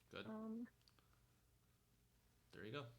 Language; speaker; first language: English; native; English